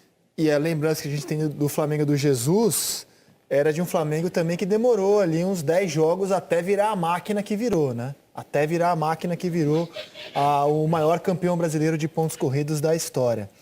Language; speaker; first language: Portuguese; native; Portuguese